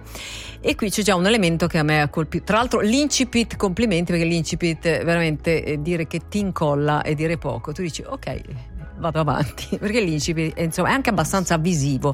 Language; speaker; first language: Italian; native; Italian